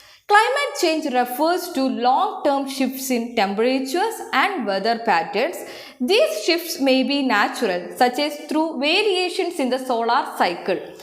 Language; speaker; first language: English; non-native, local second language; Malayalam